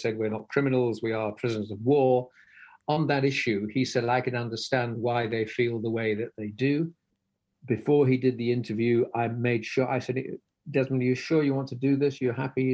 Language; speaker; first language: English; native; English